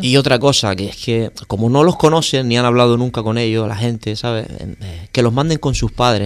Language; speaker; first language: Spanish; native; Spanish